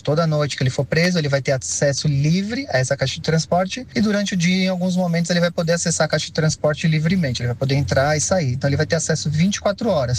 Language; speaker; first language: Portuguese; native; Portuguese